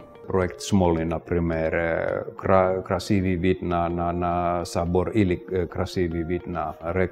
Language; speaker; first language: Russian; non-native, fluent; Finnish